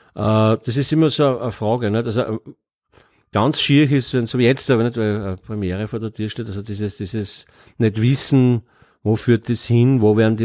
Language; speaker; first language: German; native; German